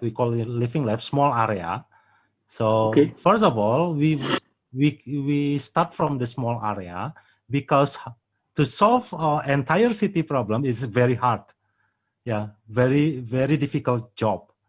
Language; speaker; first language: English; non-native, fluent; Indonesian